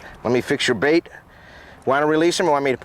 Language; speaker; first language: English; native; English